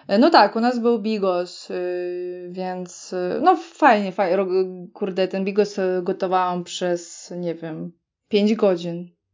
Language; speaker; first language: Polish; native; Polish